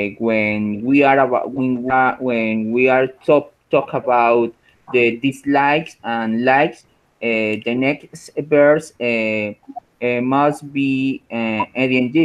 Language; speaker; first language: English; non-native, learner; Spanish